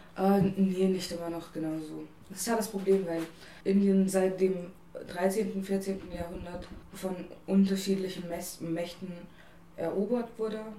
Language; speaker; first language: German; non-native, fluent; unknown